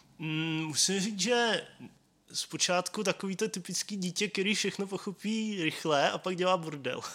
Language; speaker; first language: Czech; native; Czech